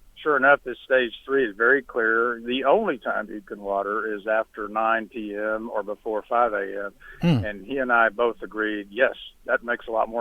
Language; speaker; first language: English; native; English